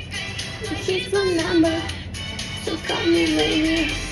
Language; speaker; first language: English; non-native, learner; Russian